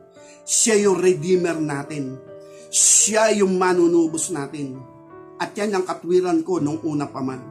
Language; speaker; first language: Filipino; native; Filipino